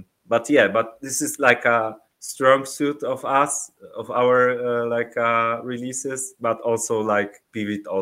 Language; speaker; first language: English; non-native, learner; Polish